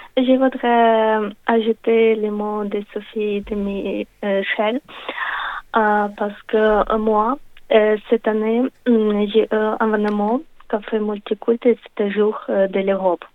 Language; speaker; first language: French; non-native, learner; Ukrainian